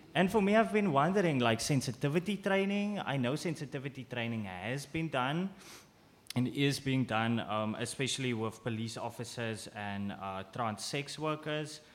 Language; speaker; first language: English; non-native, local second language; Afrikaans